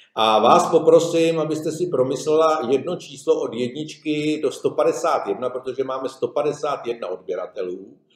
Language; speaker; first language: Czech; native; Czech